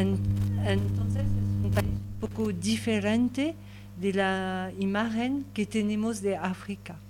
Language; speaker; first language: Spanish; non-native, learner; French